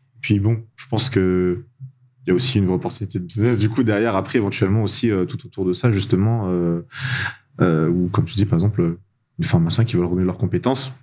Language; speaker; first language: French; non-native, local second language; Malagasy